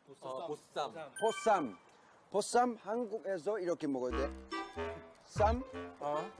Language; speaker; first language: Korean; non-native, learner; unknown